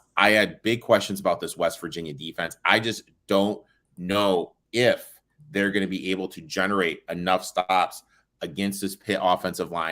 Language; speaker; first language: English; native; English